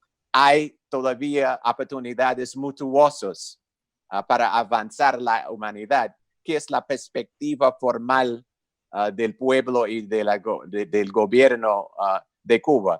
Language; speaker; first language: Spanish; non-native, fluent; English